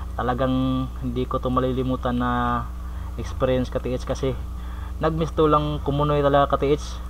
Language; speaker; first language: Filipino; non-native, local second language; Cebuano